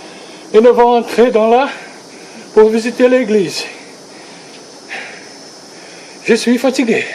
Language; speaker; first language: French; non-native, learner; Portuguese